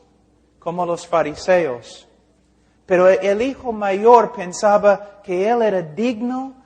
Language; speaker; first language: Spanish; non-native, fluent; English